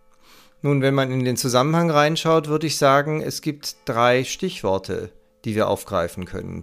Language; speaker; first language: German; native; German